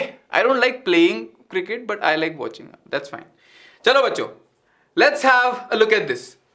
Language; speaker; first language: English; non-native, local second language; Hindi